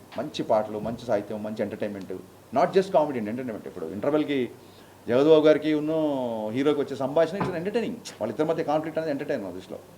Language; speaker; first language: Telugu; native; Telugu